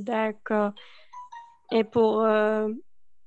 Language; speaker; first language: French; non-native, learner; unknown